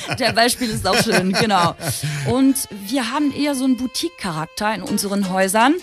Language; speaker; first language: German; non-native, local second language; French